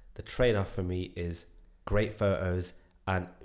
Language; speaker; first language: English; native; English